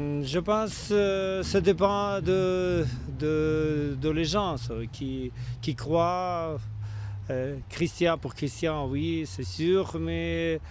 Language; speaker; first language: French; non-native, learner; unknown